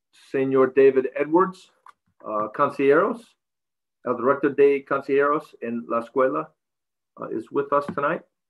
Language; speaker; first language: Spanish; non-native, learner; English